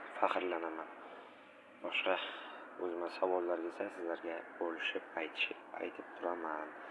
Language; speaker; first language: Uzbek; non-native, local second language; Kara-Kalpak